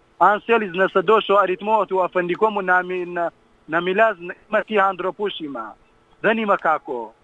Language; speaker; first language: Greek; non-native, learner; Kurdish